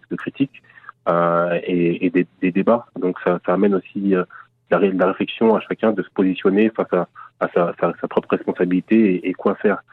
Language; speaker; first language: French; native; French